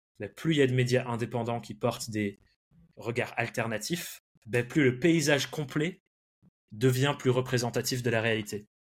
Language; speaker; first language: French; early bilingual, other home language; English